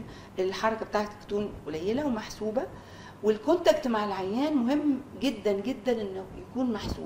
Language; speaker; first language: Arabic; native; Arabic